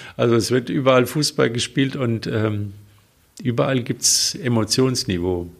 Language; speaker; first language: German; native; German